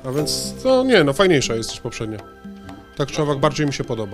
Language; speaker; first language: Polish; native; Polish